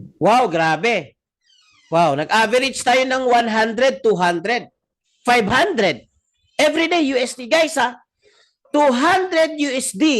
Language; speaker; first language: Filipino; non-native, local second language; Cebuano